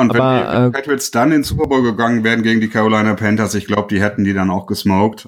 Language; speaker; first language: German; native; German